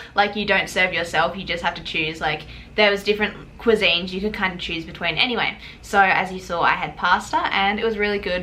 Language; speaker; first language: English; native; English